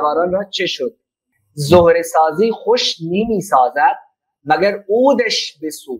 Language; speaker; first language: Persian; non-native, fluent; Urdu